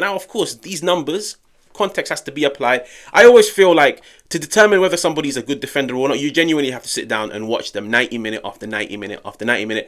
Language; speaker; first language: English; native; English